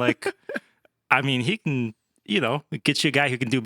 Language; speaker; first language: English; native; English